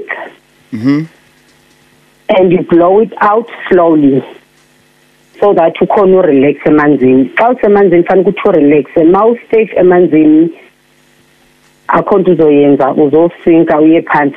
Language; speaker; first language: English; non-native, local second language; Xhosa